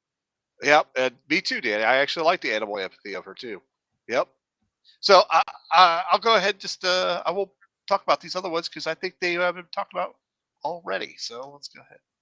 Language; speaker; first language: English; native; English